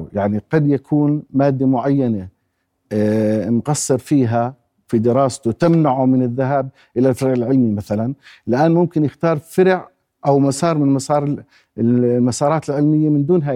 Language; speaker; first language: Arabic; native; Arabic